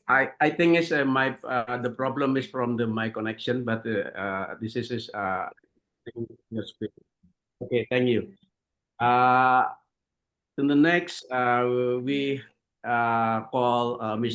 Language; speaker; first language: English; non-native, learner; Indonesian